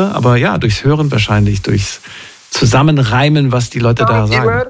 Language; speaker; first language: German; native; German